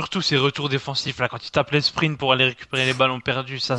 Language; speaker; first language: French; native; French